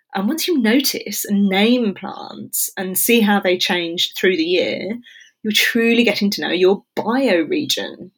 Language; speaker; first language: English; native; English